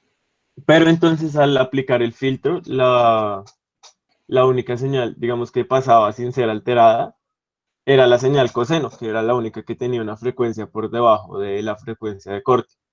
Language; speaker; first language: Spanish; native; Spanish